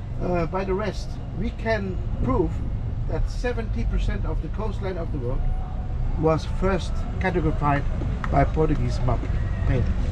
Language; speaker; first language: English; non-native, fluent; Portuguese